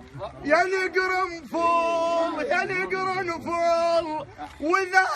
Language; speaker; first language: Arabic; native; Arabic